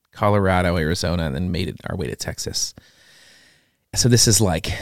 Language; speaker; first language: English; native; English